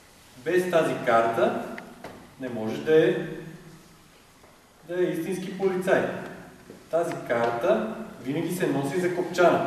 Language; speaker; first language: Bulgarian; native; Bulgarian